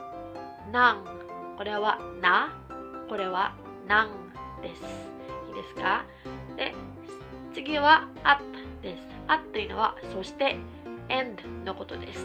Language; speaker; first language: Japanese; non-native, local second language; Filipino